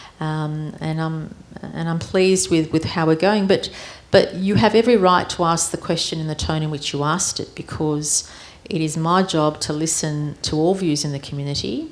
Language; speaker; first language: English; early bilingual, other home language; Armenian